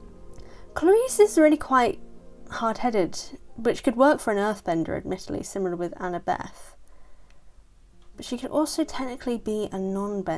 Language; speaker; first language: English; native; English